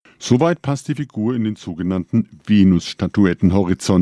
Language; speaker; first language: German; native; German